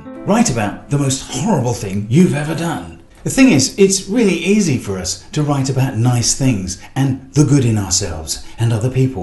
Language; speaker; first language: English; native; English